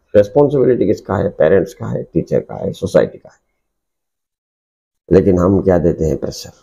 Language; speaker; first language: Hindi; non-native, local second language; Odia